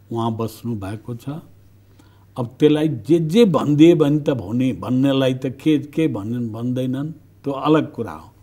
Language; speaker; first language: Nepali; non-native, local second language; Bhojpuri